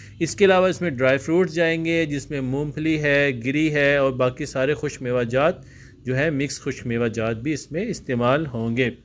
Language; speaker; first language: Urdu; non-native, local second language; Punjabi